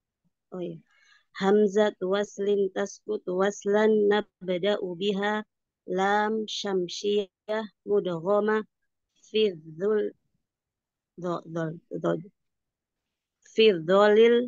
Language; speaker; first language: Arabic; non-native, learner; Indonesian